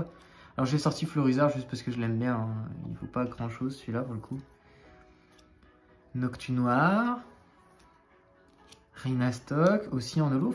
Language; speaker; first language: French; native; French